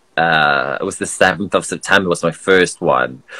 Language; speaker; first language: English; native; English